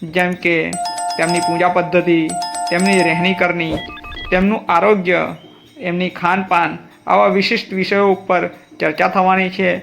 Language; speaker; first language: Gujarati; native; Gujarati